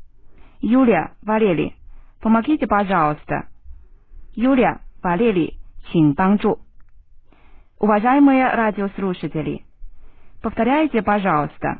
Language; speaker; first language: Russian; non-native, fluent; Chinese